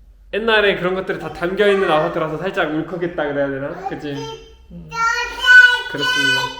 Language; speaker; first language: Korean; native; Korean